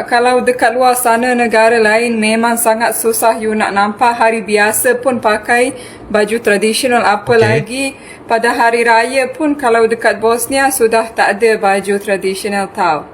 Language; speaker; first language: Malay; non-native, fluent; Bosnian